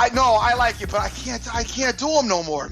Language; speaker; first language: English; native; English